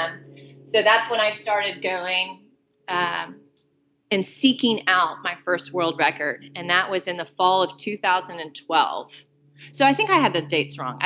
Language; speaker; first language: English; native; English